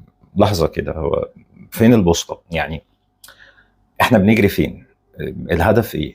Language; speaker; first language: Arabic; native; Arabic